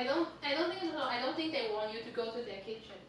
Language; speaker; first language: English; non-native, fluent; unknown